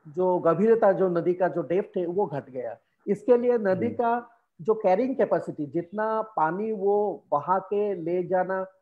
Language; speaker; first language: Hindi; non-native, local second language; Assamese